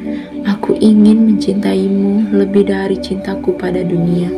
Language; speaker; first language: Indonesian; native; Indonesian